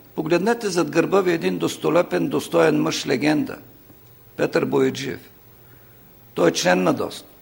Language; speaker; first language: Bulgarian; non-native, local second language; Turkish